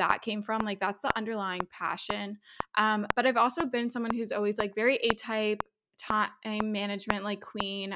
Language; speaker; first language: English; native; English